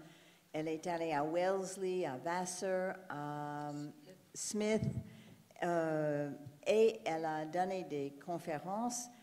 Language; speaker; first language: French; non-native, fluent; English